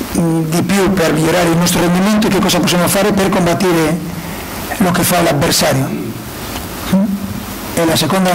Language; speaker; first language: Italian; non-native, learner; Spanish